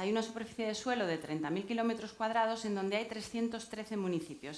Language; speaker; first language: Spanish; native; Spanish